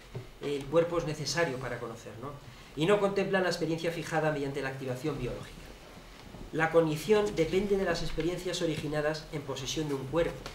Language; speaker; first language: Spanish; native; Spanish